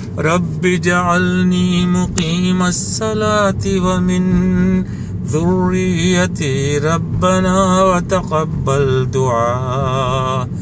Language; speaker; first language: Urdu; native; Urdu